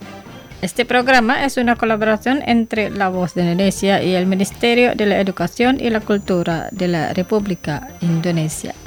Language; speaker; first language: Spanish; non-native, fluent; Indonesian